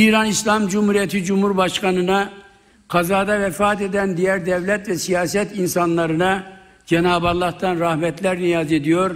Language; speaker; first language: Turkish; native; Turkish